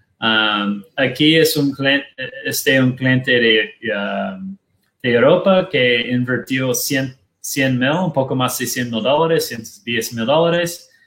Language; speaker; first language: Spanish; non-native, learner; Portuguese